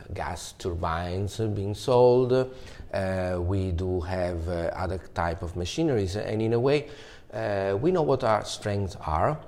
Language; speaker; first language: English; non-native, fluent; Italian